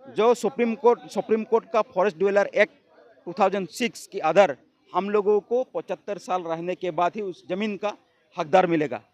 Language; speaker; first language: Hindi; non-native, local second language; Santali